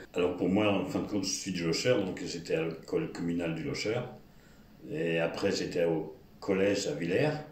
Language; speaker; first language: French; native; French